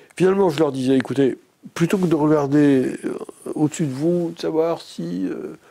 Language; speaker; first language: French; native; French